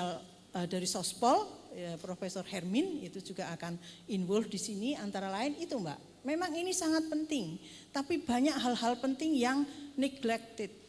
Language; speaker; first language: Indonesian; native; Indonesian